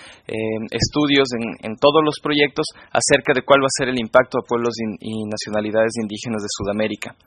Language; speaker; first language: Spanish; native; Spanish